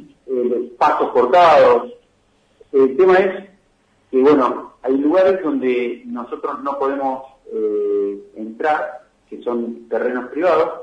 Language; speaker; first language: Spanish; native; Spanish